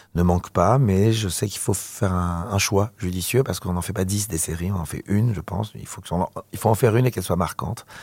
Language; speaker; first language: French; native; French